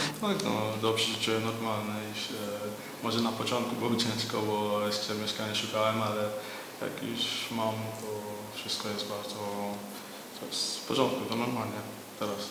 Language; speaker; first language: Polish; non-native, fluent; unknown